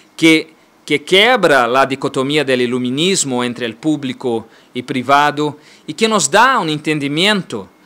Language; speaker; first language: Spanish; non-native, learner; Portuguese